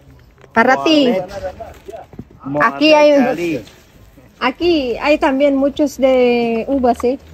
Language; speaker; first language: Spanish; non-native, learner; Filipino